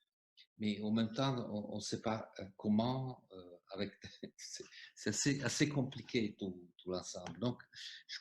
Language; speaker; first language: French; non-native, fluent; Italian